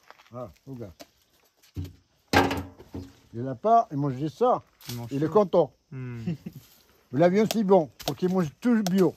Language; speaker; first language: French; non-native, learner; Arabic